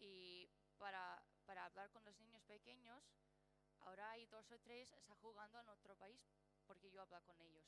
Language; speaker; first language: Spanish; non-native, learner; English